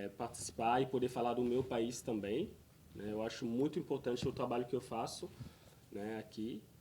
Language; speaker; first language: Portuguese; non-native, fluent; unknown